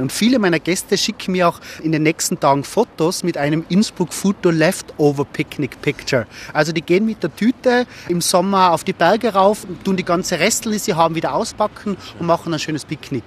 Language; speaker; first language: German; native; German